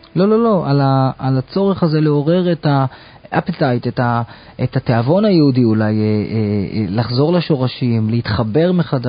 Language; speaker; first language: Hebrew; native; Hebrew